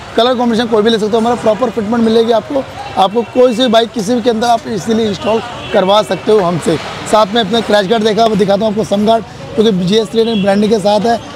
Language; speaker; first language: Hindi; native; Hindi